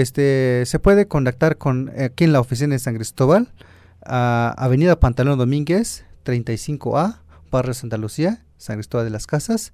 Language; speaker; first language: Spanish; non-native, local second language; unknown